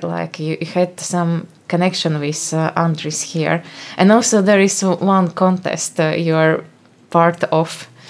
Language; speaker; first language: English; non-native, fluent; Latvian